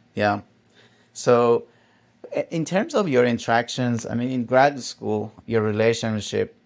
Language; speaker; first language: English; non-native, fluent; Persian